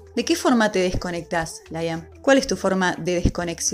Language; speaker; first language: Spanish; native; Spanish